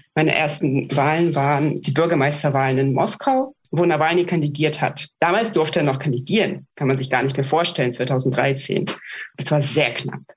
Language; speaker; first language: German; non-native, fluent; Russian